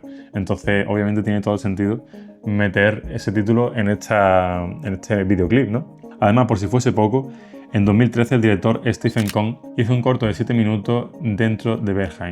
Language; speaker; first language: Spanish; native; Spanish